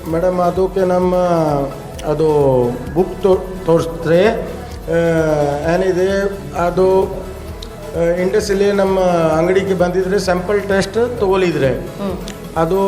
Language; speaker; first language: Kannada; non-native, learner; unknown